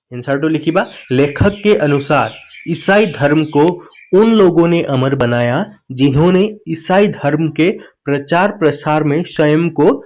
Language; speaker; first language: Hindi; non-native, local second language; Assamese